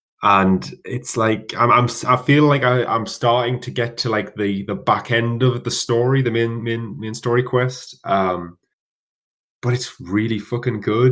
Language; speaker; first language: English; native; English